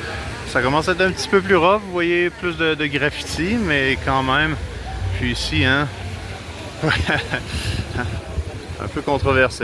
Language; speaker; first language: French; native; French